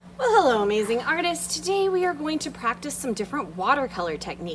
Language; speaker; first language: English; native; English